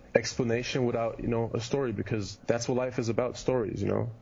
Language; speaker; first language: English; early bilingual, heritage; German